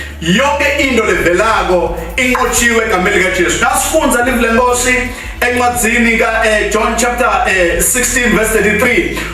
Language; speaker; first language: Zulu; native; Zulu